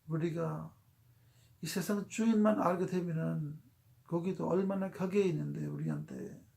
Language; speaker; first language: Korean; non-native, fluent; Urdu